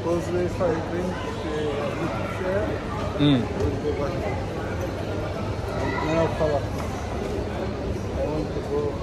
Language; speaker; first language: English; non-native, learner; Arabic